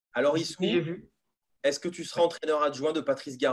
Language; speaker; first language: French; native; French